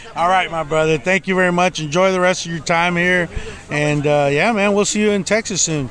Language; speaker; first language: English; early bilingual, other home language; Spanish